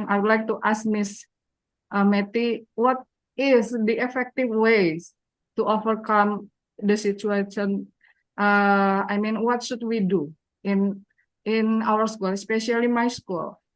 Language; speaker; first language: English; non-native, learner; Indonesian